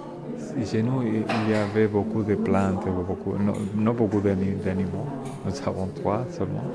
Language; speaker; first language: French; non-native, learner; Spanish